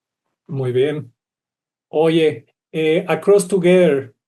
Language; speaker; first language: Spanish; native; Spanish